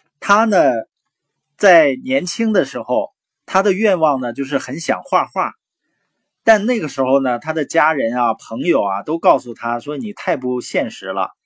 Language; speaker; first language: Chinese; native; Chinese